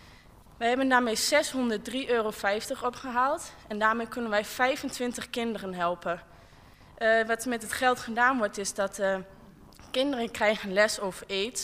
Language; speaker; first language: Dutch; native; Dutch